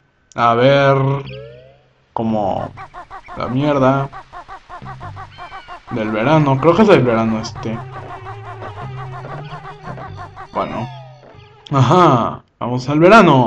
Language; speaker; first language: Spanish; native; Spanish